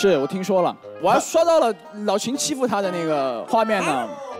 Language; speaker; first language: Chinese; native; Chinese